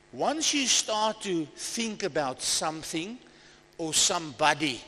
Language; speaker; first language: English; non-native, local second language; Afrikaans